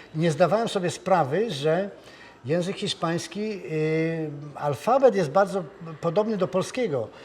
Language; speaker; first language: Polish; native; Polish